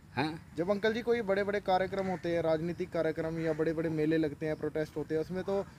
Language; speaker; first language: Hindi; native; Hindi